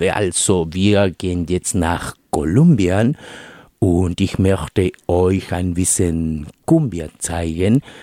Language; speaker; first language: German; non-native, fluent; Spanish